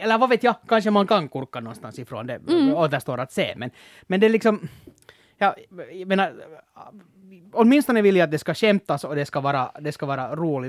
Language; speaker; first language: Swedish; native; Swedish